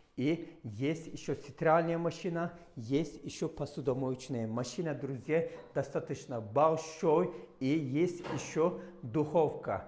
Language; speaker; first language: Russian; non-native, learner; Turkish